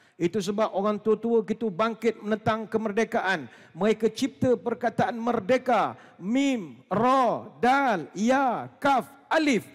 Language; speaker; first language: Malay; native; Malay